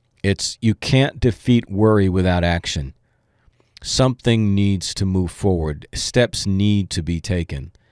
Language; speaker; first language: English; native; English